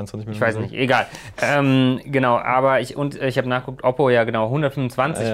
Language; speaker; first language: German; native; German